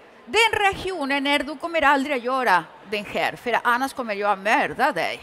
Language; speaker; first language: Swedish; early bilingual, other home language; Spanish